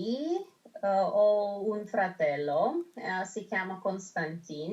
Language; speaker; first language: Italian; non-native, learner; Romanian